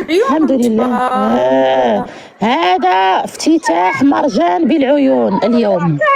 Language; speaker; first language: Arabic; native; Arabic